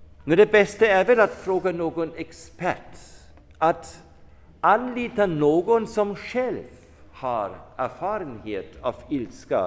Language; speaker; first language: Swedish; non-native, fluent; German